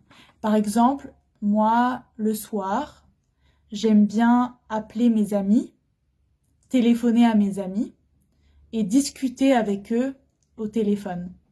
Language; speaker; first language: French; non-native, fluent; Arabic